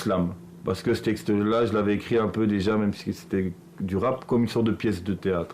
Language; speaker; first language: French; native; French